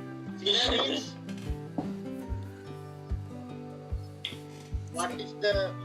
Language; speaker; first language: English; non-native, learner; Sinhala